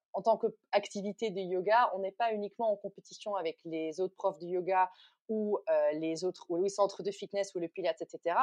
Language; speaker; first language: French; non-native, fluent; Dutch